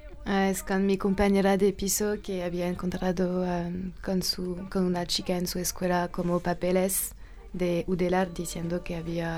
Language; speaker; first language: Spanish; non-native, learner; French